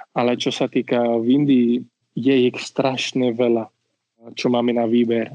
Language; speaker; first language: Slovak; non-native, fluent; Marathi